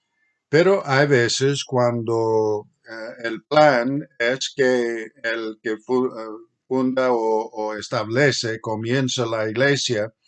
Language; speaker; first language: Spanish; non-native, fluent; English